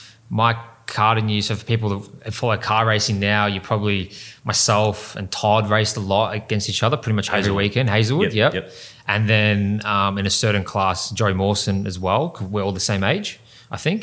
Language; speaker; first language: English; native; English